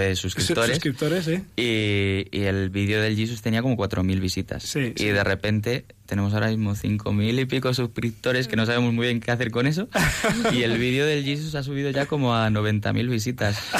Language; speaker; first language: Spanish; native; Spanish